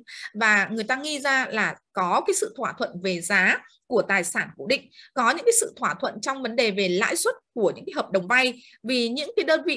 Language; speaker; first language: Vietnamese; native; Vietnamese